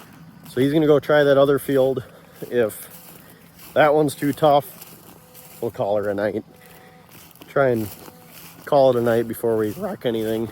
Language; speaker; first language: English; native; English